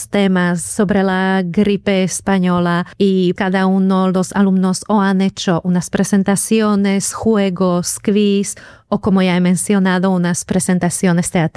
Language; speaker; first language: Spanish; non-native, fluent; Slovak